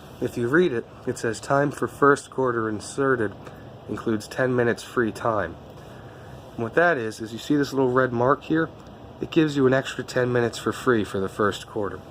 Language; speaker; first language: English; native; English